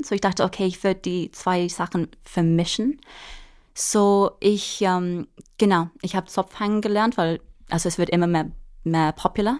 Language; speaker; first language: German; non-native, fluent; English